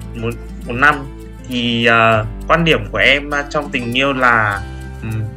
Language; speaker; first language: Vietnamese; native; Vietnamese